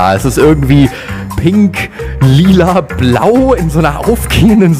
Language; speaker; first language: German; native; German